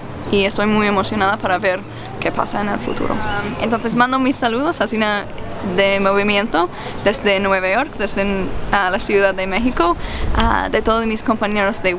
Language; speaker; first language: Spanish; non-native, fluent; English